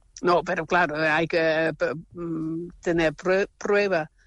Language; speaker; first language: Spanish; non-native, learner; Dutch